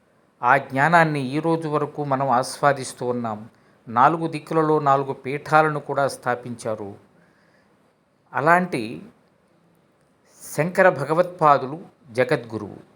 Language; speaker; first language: Telugu; native; Telugu